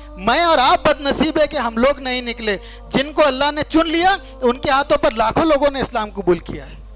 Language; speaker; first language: Urdu; native; Urdu